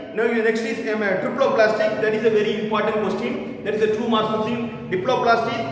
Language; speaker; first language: English; non-native, local second language; Tamil